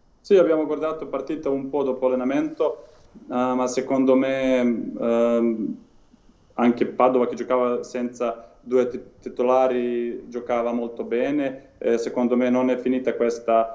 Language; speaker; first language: Italian; non-native, learner; Serbian